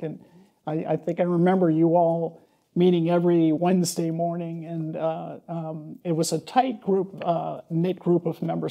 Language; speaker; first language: English; native; English